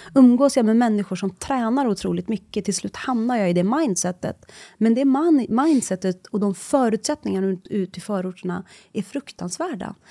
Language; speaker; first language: Swedish; early bilingual, other home language; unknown